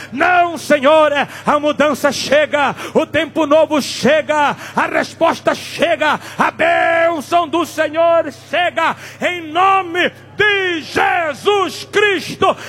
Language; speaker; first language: Portuguese; non-native, local second language; Tsonga